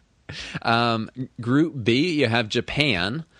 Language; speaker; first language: English; early bilingual, other home language; Filipino